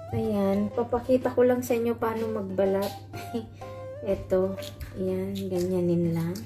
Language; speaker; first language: Filipino; non-native, local second language; Iloko